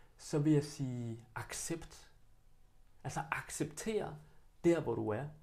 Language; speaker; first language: Danish; early bilingual, other home language; Bosnian